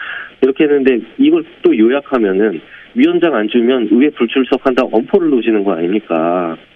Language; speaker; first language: Korean; native; Korean